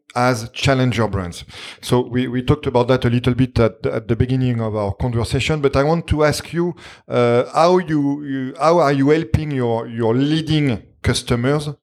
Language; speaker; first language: English; non-native, fluent; French